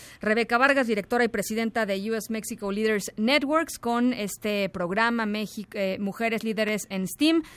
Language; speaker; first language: Spanish; native; Spanish